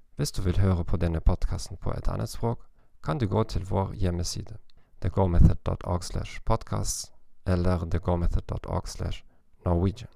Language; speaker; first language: Norwegian; non-native, learner; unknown